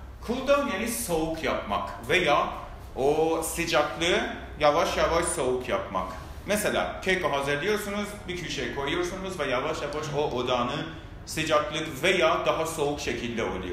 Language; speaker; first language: Turkish; non-native, fluent; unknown